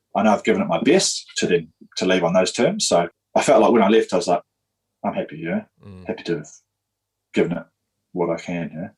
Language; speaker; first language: English; native; English